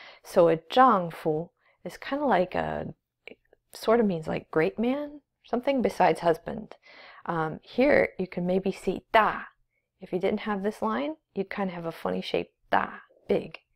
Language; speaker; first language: English; native; English